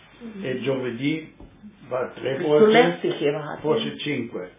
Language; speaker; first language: Italian; non-native, learner; German